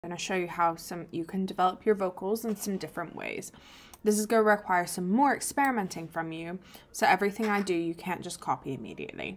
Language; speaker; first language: English; native; English